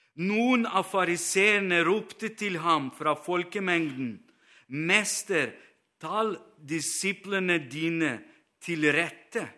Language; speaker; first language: Norwegian; non-native, fluent; Ukrainian